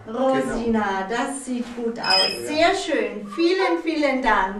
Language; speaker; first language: German; native; German